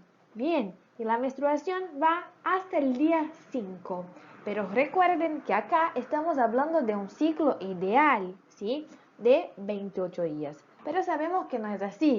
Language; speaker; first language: Spanish; native; Spanish